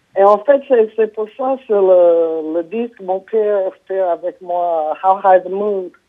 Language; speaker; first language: French; non-native, fluent; English